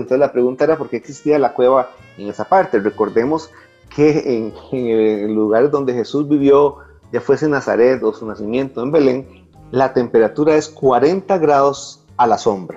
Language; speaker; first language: Spanish; native; Spanish